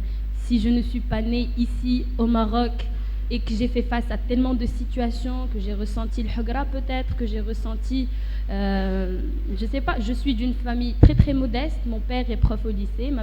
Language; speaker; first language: French; non-native, local second language; Arabic